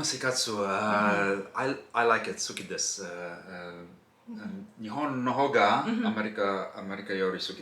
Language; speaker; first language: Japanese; non-native, learner; Polish